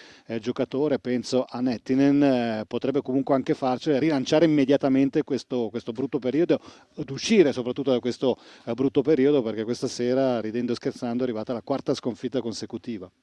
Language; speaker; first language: Italian; native; Italian